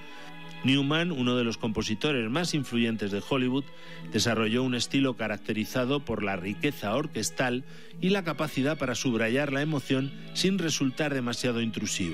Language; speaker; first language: Spanish; native; Spanish